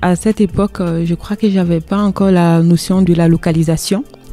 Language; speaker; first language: French; non-native, local second language; Dyula